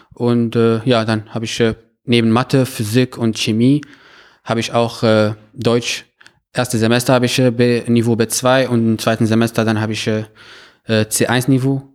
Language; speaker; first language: German; non-native, fluent; Arabic